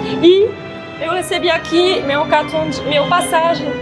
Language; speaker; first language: Portuguese; non-native, fluent; French